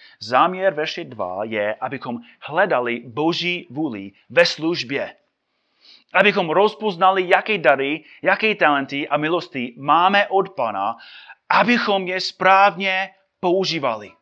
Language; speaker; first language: Czech; non-native, fluent; English